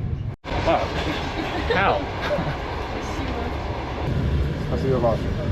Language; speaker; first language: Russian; non-native, learner; English